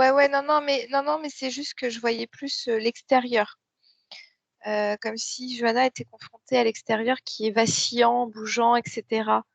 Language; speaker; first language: French; native; French